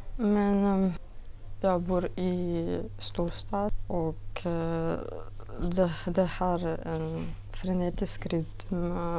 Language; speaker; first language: Swedish; non-native, learner; Russian